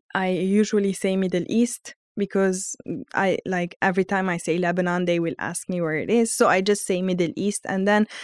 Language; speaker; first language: English; early bilingual, heritage; Armenian